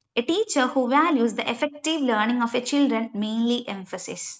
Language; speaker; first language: English; non-native, local second language; Malayalam